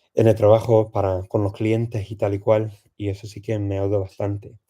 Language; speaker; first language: Spanish; non-native, fluent; English